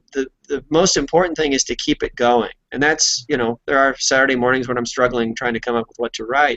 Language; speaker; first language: English; native; English